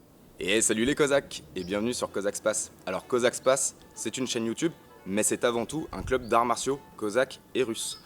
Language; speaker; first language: French; native; French